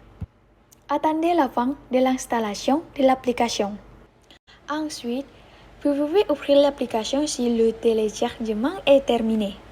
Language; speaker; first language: French; non-native, learner; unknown